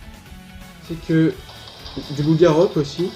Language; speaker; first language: French; native; French